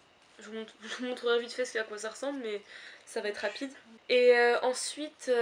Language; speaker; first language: French; native; French